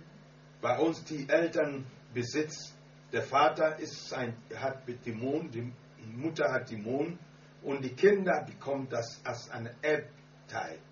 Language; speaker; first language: German; non-native, learner; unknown